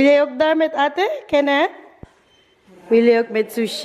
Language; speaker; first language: Dutch; non-native, learner; Filipino